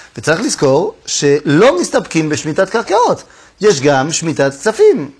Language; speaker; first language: Hebrew; non-native, fluent; French